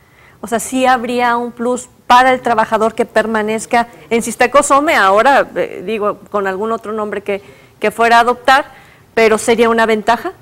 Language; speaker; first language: Spanish; native; Spanish